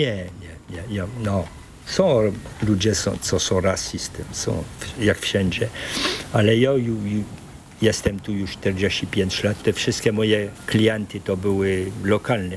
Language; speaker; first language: Polish; early bilingual, heritage; Polish